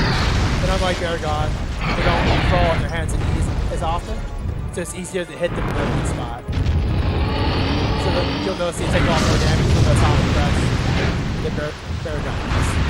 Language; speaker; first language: English; native; English